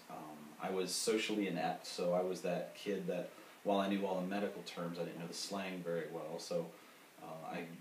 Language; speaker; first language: English; native; English